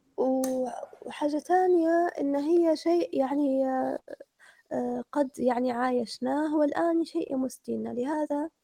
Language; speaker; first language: Arabic; native; Arabic